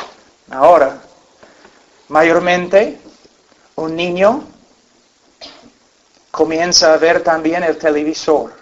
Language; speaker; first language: Spanish; non-native, fluent; English